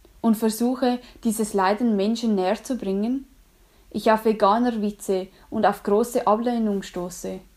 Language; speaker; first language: German; native; German